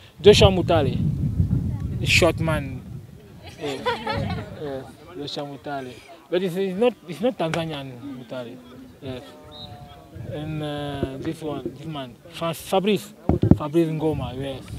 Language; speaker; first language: English; non-native, learner; French